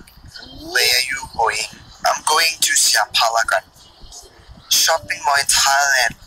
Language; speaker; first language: English; non-native, learner; Thai